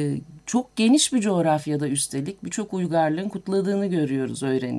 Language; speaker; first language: Turkish; native; Turkish